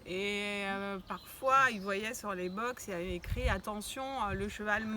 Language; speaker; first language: French; native; French